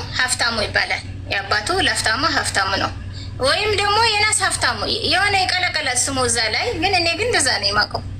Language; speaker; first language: Amharic; non-native, local second language; Tigrinya